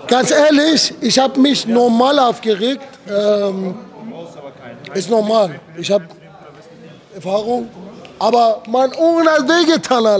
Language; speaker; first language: German; non-native, fluent; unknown